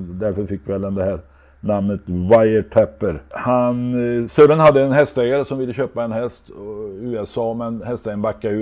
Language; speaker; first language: Swedish; native; Swedish